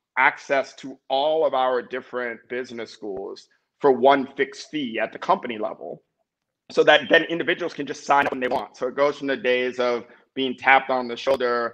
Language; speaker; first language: English; native; English